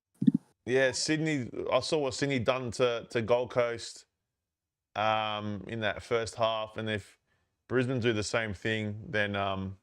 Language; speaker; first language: English; native; English